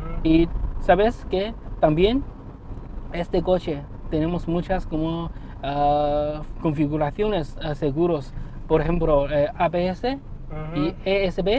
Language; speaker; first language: Spanish; non-native, learner; Chinese